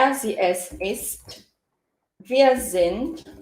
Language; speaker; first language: German; non-native, fluent; Portuguese